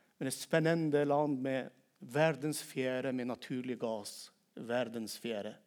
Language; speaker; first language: Norwegian; non-native, fluent; Turkmen